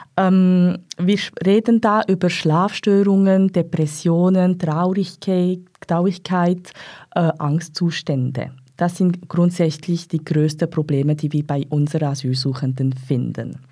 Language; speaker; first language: German; non-native, local second language; French